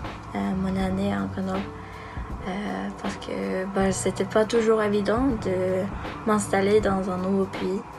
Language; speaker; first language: French; non-native, learner; Norwegian